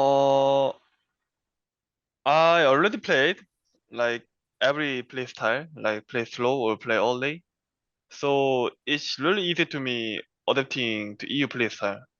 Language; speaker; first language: English; non-native, learner; Korean